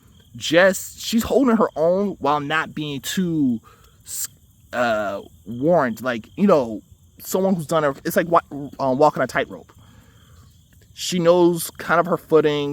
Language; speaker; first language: English; native; English